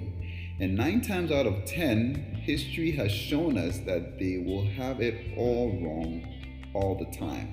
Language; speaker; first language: English; non-native, local second language; Akan